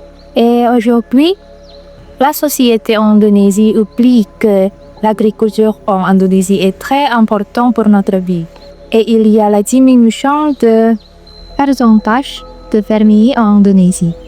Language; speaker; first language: French; non-native, learner; Indonesian